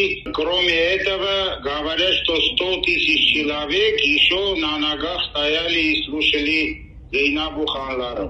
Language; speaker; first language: Russian; non-native, local second language; Armenian